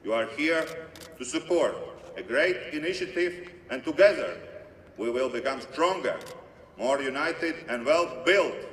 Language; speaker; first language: English; non-native, fluent; Latvian